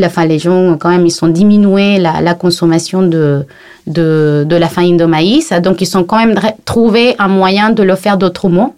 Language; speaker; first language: French; non-native, fluent; Spanish